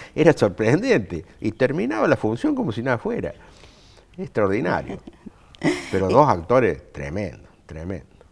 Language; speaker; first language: Spanish; native; Spanish